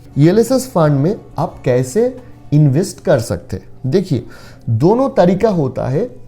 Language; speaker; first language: Hindi; non-native, local second language; Bangla